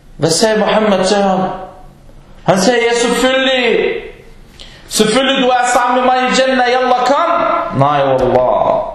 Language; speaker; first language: Danish; early bilingual, other home language; Arabic